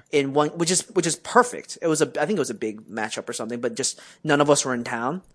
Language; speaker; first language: English; native; English